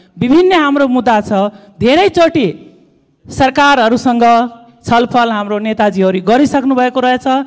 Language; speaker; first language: Nepali; non-native, local second language; Dangaura Tharu